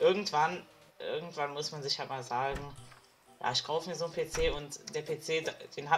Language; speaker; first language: German; native; German